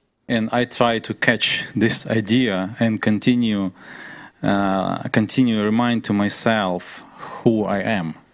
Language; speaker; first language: English; non-native, learner; Ukrainian